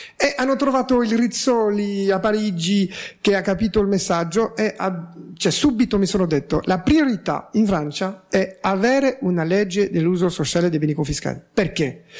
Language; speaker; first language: Italian; non-native, fluent; French